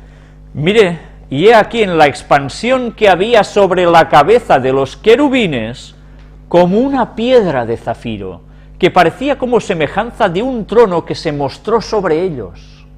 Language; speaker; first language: Spanish; native; Spanish